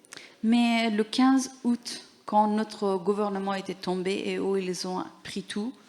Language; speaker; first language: French; non-native, learner; Persian